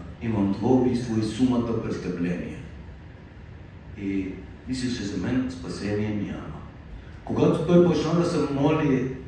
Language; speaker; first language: Bulgarian; non-native, fluent; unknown